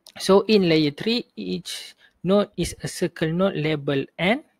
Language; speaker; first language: English; non-native, local second language; Malay